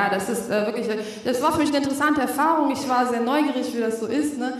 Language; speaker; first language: German; non-native, fluent; Russian